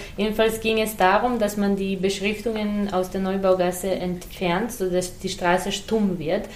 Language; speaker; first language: German; non-native, fluent; Serbian